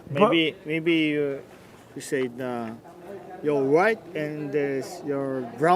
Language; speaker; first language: English; non-native, local second language; Filipino